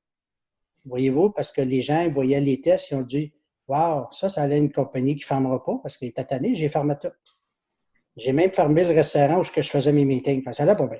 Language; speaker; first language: French; native; French